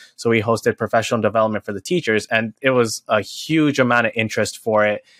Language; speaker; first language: English; native; English